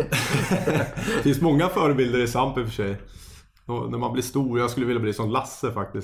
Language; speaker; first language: Swedish; native; Swedish